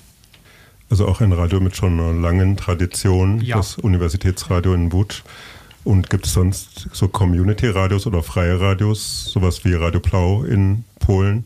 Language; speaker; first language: German; native; German